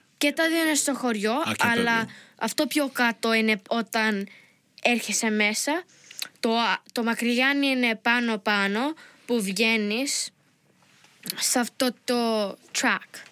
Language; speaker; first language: Greek; early bilingual, heritage; Greek